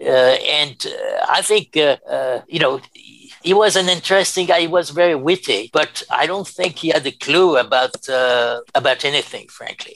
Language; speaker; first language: English; non-native, fluent; French